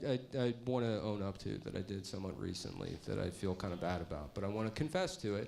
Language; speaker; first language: English; native; English